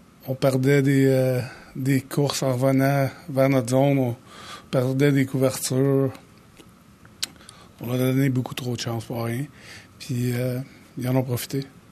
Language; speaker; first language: French; native; French